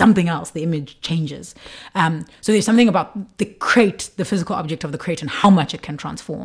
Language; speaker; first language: English; non-native, local second language; Xhosa